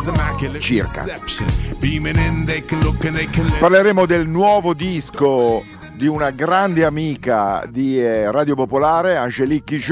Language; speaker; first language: Italian; native; Italian